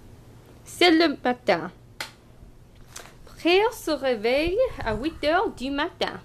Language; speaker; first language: French; non-native, learner; English